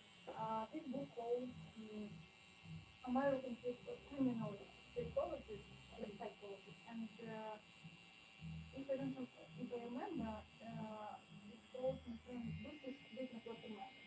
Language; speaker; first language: English; non-native, learner; Ukrainian